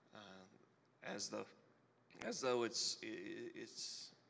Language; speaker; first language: English; native; English